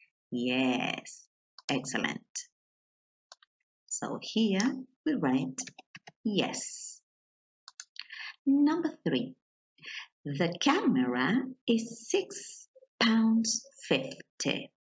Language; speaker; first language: English; non-native, fluent; Spanish